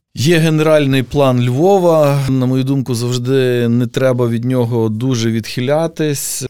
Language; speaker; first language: Ukrainian; native; Ukrainian